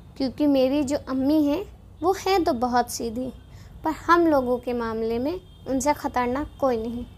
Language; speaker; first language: Hindi; native; Hindi